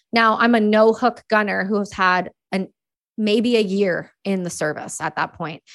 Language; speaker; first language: English; native; English